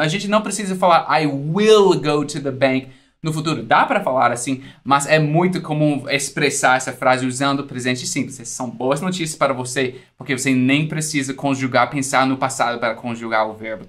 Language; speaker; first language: Portuguese; non-native, fluent; English